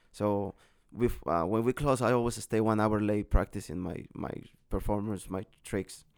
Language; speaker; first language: English; non-native, learner; Spanish